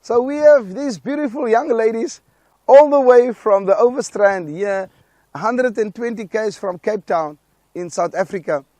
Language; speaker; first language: English; non-native, local second language; Afrikaans